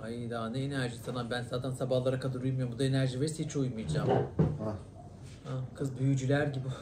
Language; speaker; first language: Turkish; native; Turkish